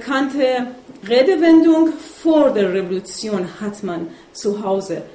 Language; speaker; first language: German; non-native, fluent; Persian